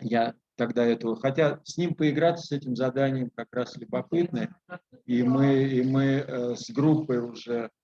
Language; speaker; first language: Russian; native; Russian